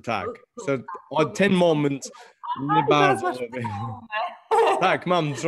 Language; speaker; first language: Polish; non-native, learner; English